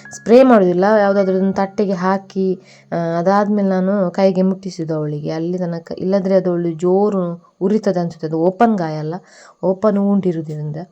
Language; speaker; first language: Kannada; native; Kannada